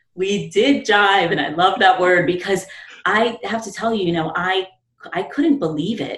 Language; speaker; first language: English; native; English